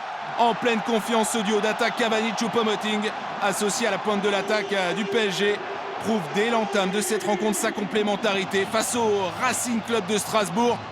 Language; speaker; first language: French; native; French